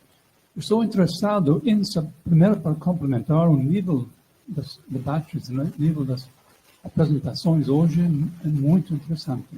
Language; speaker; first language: Portuguese; non-native, fluent; English